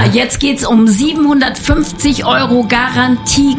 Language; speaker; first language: German; native; German